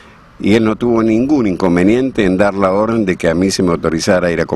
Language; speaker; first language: Spanish; native; Spanish